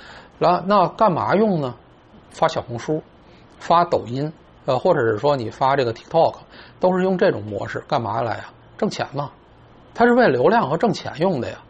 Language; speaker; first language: Chinese; native; Chinese